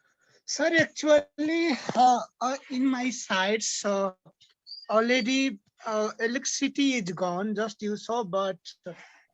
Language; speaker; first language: English; non-native, learner; Nepali